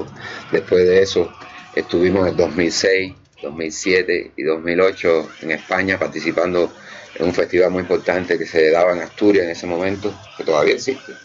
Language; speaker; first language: Spanish; native; Spanish